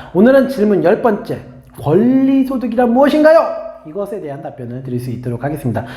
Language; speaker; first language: Korean; native; Korean